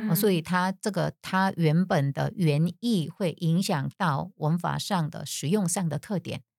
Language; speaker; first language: Chinese; non-native, fluent; Korean